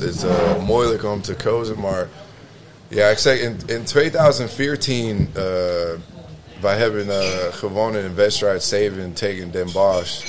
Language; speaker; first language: Dutch; non-native, learner; English